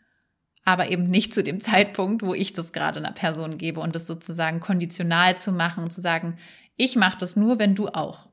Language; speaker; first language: German; native; German